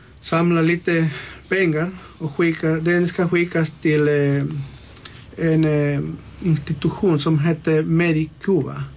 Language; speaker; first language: Swedish; non-native, local second language; Spanish